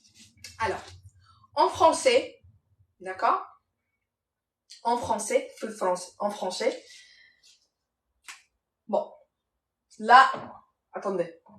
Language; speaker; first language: French; non-native, local second language; Arabic